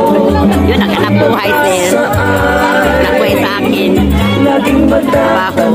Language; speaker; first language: Filipino; non-native, local second language; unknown